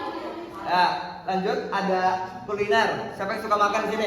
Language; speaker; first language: Indonesian; native; Indonesian